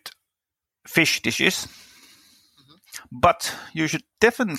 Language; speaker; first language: English; non-native, fluent; Finnish